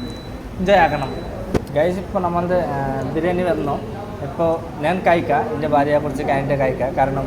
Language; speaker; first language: Malayalam; non-native, learner; Bangla